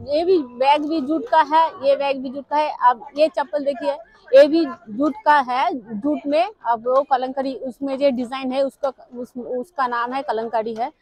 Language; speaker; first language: Hindi; non-native, local second language; Bangla